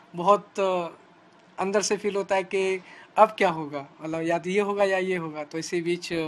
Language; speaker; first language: Hindi; native; Hindi